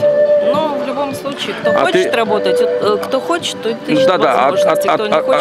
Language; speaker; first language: Russian; native; Russian